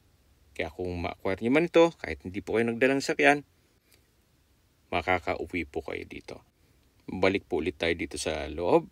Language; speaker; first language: Filipino; native; Filipino